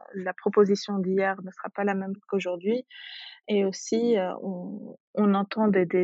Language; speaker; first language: French; non-native, local second language; Arabic